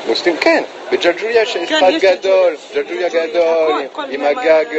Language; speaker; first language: Hebrew; non-native, fluent; French